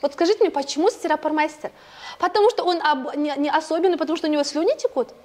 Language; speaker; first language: Russian; non-native, local second language; Kazakh